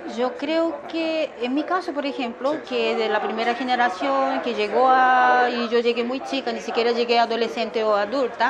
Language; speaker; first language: Spanish; non-native, fluent; Korean